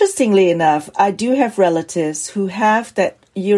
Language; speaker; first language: English; native; English